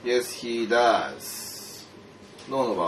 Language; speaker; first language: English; non-native, fluent; Japanese